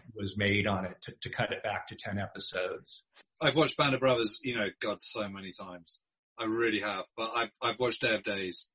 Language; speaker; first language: English; native; English